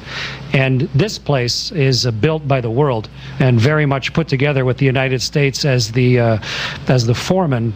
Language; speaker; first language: English; native; English